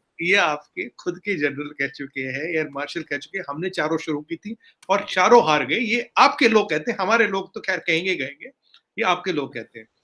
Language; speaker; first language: Hindi; native; Hindi